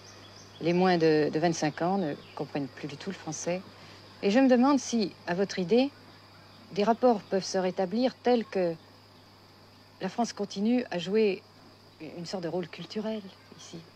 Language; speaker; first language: French; native; French